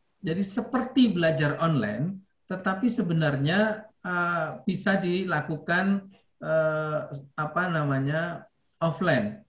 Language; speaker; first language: Indonesian; native; Indonesian